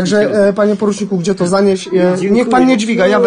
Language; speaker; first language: Polish; native; Polish